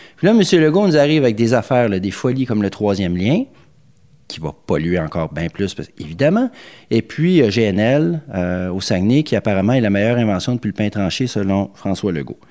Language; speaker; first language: French; native; French